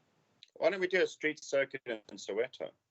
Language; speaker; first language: English; native; English